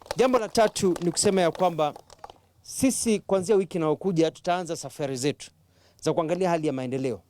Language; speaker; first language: Swahili; non-native, local second language; Kamba